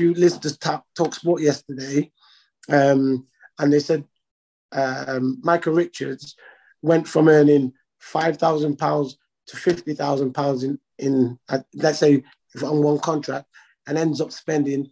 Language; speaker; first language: English; native; English